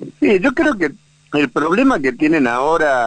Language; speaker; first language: Spanish; native; Spanish